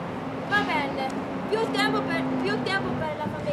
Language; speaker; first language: Italian; non-native, learner; English